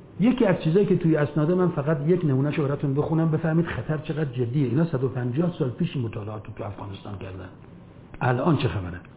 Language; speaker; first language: Persian; native; Persian